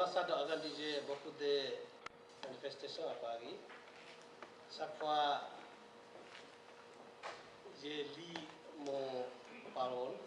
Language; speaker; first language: French; non-native, learner; Nepali